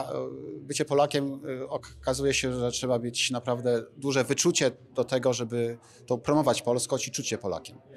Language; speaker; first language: Polish; native; Polish